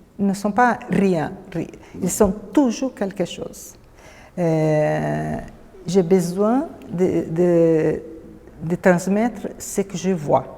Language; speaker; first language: French; non-native, fluent; Portuguese